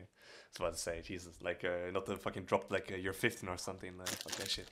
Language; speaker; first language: English; non-native, fluent; Dutch